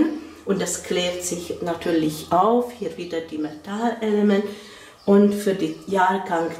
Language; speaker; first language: German; non-native, fluent; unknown